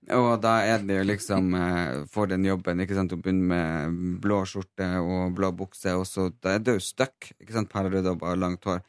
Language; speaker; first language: Norwegian; native; Norwegian